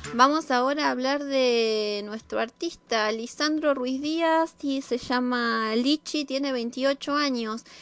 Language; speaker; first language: Spanish; native; Spanish